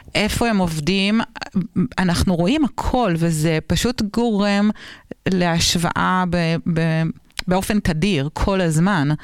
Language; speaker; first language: Hebrew; native; Hebrew